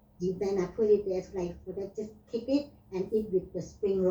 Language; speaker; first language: English; non-native, learner; Vietnamese